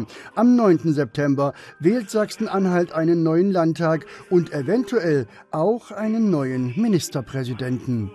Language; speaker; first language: German; native; German